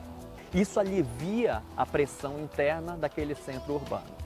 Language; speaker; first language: Portuguese; native; Portuguese